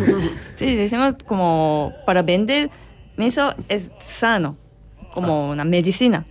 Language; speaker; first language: Spanish; non-native, learner; Japanese